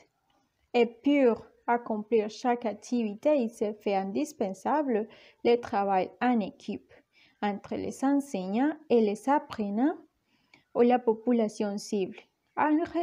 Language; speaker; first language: French; non-native, fluent; Spanish